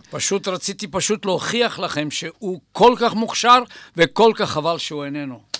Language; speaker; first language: Hebrew; non-native, fluent; Bulgarian